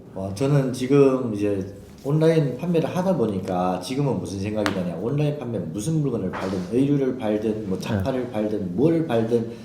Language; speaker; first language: Korean; early bilingual, heritage; Korean